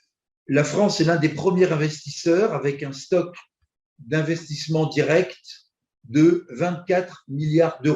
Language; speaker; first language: French; native; French